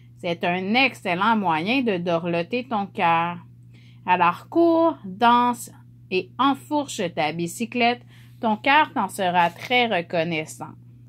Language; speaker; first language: French; native; French